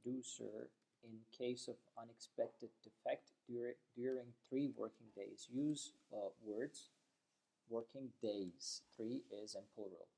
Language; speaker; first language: English; non-native, fluent; Azerbaijani